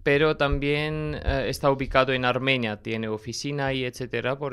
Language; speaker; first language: Spanish; non-native, learner; Armenian